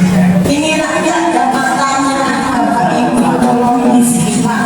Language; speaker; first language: Indonesian; native; Indonesian